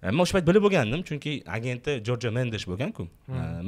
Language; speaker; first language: Uzbek; native; Uzbek